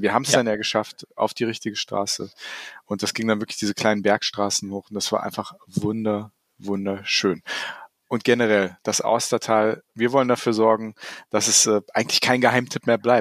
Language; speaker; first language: German; native; German